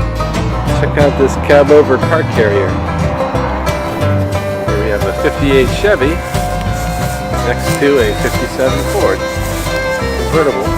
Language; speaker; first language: English; native; English